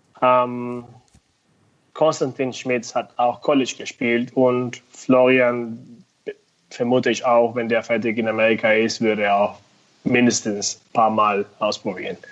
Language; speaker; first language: German; non-native, fluent; Spanish